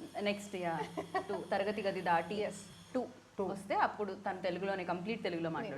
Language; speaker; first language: Telugu; native; Telugu